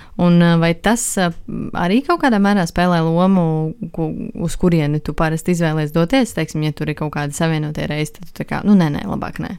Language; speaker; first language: Latvian; native; Latvian